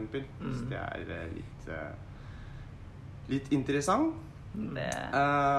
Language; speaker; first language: Norwegian; non-native, fluent; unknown